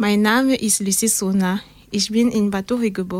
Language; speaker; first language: German; non-native, learner; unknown